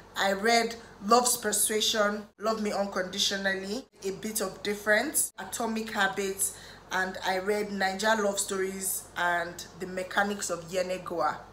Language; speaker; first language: English; native; English